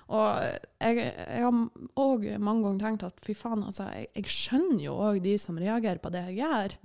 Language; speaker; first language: Norwegian; native; Norwegian